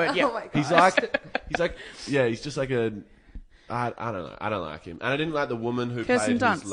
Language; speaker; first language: English; native; English